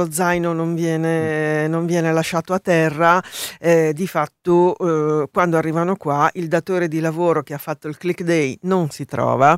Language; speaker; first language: Italian; native; Italian